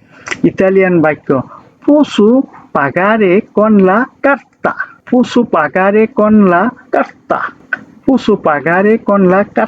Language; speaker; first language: Italian; non-native, learner; Bangla